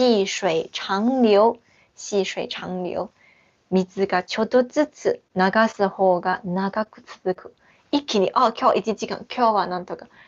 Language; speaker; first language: Japanese; non-native, fluent; Chinese